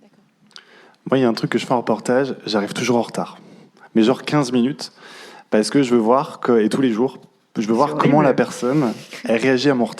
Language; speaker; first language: French; native; French